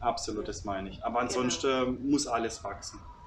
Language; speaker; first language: German; native; German